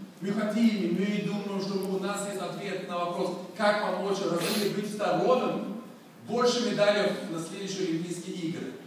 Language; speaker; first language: Russian; non-native, learner; Swedish